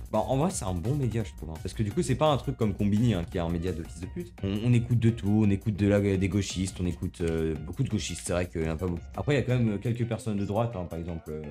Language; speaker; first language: French; native; French